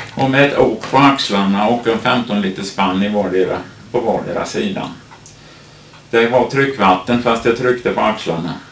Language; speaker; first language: Swedish; native; Swedish